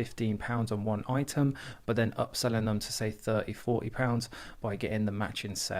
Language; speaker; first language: English; native; English